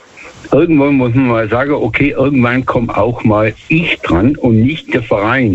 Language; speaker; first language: German; native; German